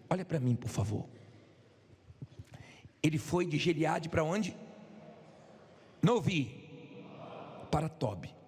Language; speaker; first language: Portuguese; native; Portuguese